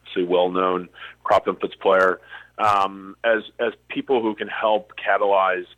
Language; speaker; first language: English; native; English